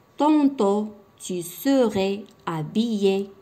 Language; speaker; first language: French; non-native, local second language; Arabic